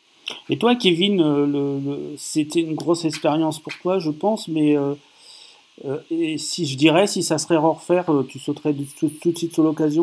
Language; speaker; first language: French; native; French